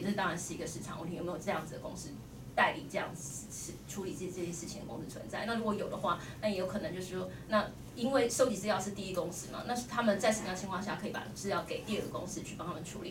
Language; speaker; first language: Chinese; native; Chinese